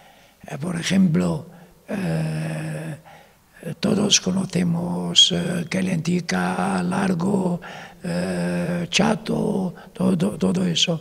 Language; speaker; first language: Spanish; non-native, fluent; Arabic